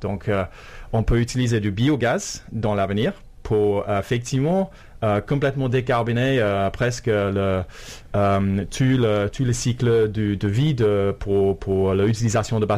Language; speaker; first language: French; non-native, fluent; English